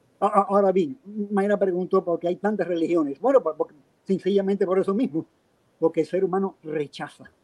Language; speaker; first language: Spanish; native; Spanish